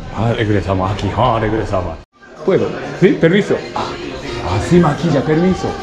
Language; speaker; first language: Spanish; non-native, learner; Japanese